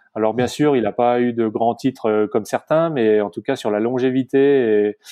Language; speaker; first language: French; native; French